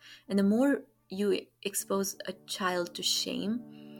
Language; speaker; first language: English; non-native, local second language; Nepali